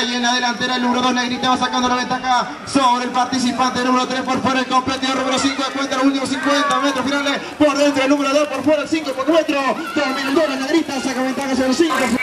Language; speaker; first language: Spanish; native; Spanish